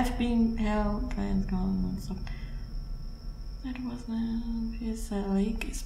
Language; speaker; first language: English; non-native, learner; German